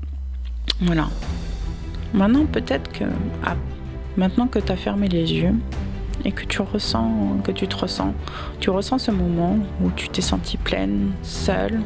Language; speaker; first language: French; native; French